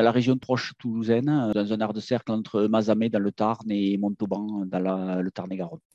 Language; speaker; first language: French; native; French